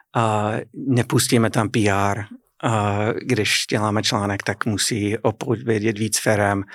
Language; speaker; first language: Czech; non-native, fluent; English